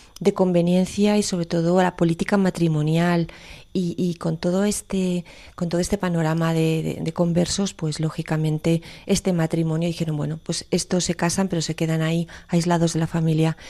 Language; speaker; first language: Spanish; native; Spanish